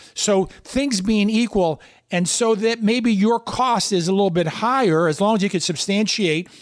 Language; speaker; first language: English; native; English